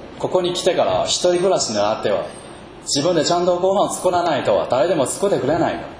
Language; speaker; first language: Japanese; non-native, fluent; Chinese